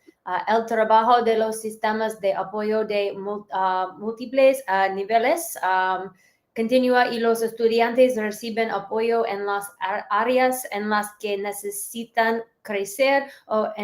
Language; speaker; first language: Spanish; early bilingual, heritage; English